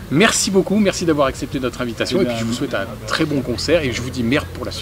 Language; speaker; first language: French; native; French